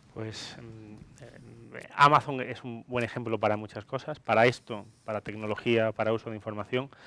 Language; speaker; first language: Spanish; non-native, fluent; Greek